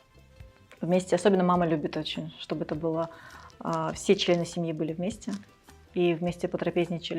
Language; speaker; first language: Russian; early bilingual, other home language; Georgian